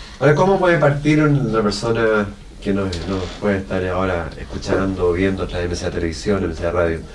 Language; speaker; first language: Spanish; native; Spanish